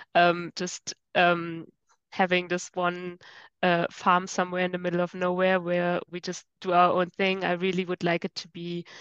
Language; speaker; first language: English; non-native, fluent; German